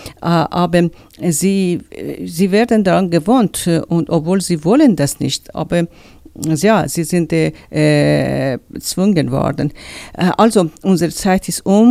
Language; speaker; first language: German; non-native, learner; Persian